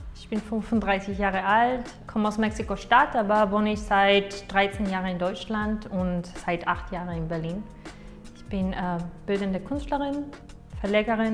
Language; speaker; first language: German; non-native, fluent; Spanish